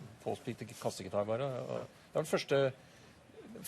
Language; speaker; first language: Norwegian; native; Norwegian